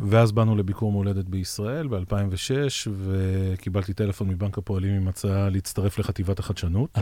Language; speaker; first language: Hebrew; native; Hebrew